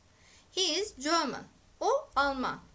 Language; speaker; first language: English; non-native, fluent; Turkish